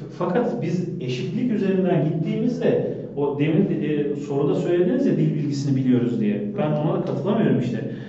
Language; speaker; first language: Turkish; native; Turkish